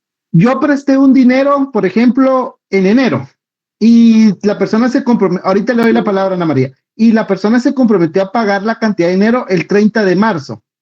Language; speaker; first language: Spanish; native; Spanish